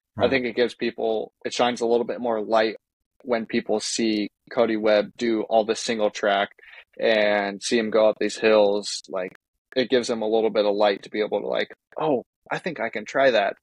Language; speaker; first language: English; native; English